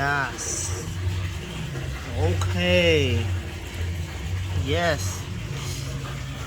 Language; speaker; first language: English; non-native, learner; Indonesian